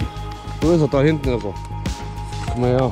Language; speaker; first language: German; native; German